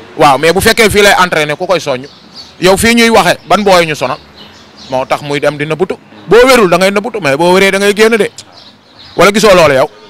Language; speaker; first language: Wolof; native; Wolof